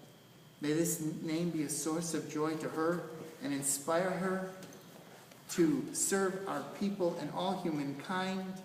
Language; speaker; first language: English; native; English